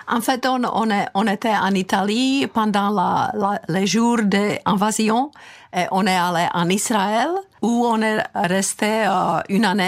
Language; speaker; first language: French; non-native, fluent; Czech